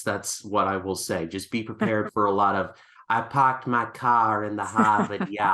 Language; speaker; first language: English; native; English